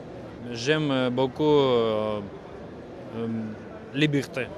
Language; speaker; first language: French; non-native, learner; Russian